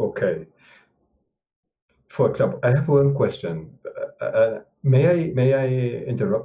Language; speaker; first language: English; non-native, learner; Spanish